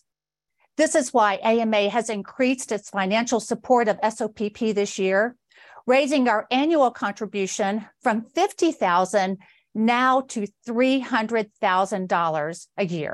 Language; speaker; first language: English; native; English